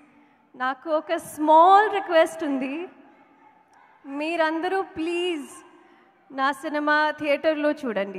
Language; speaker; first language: Telugu; non-native, learner; Hindi